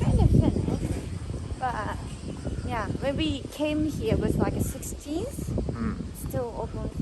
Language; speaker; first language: English; non-native, fluent; Japanese